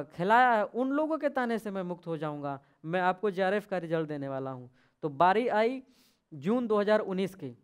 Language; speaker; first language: Hindi; native; Hindi